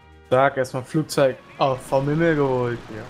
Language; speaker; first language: German; native; German